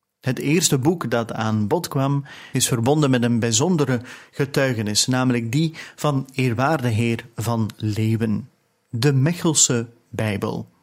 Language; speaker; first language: Dutch; native; Dutch